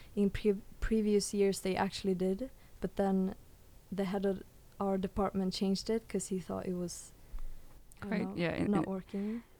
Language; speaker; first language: English; early bilingual, other home language; Swedish